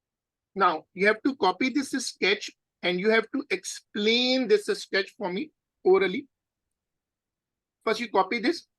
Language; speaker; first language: English; non-native, local second language; Urdu